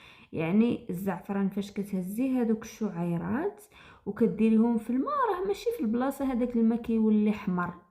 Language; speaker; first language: Arabic; native; Arabic